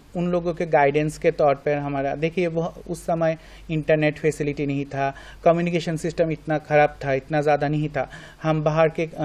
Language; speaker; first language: Hindi; non-native, local second language; Bangla